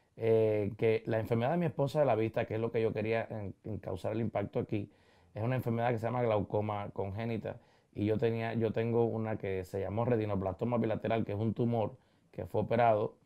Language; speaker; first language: Spanish; native; Spanish